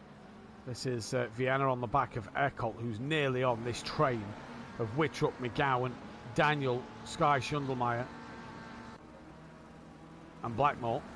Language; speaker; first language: English; native; English